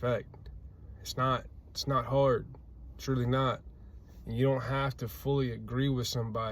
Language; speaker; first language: English; native; English